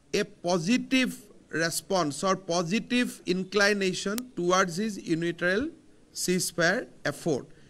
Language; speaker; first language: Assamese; native; Assamese